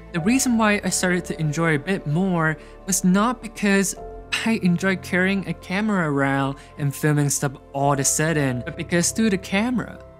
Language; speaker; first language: English; non-native, fluent; Chinese